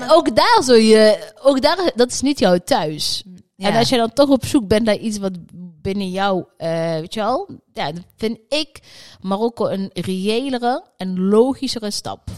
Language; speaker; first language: Dutch; early bilingual, other home language; Arabic